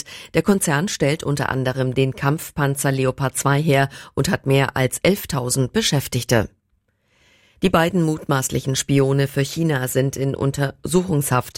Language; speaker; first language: German; native; German